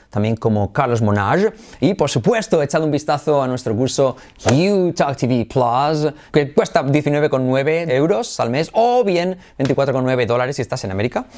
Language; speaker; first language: Spanish; native; Spanish